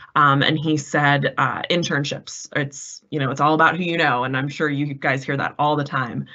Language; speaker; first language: English; native; English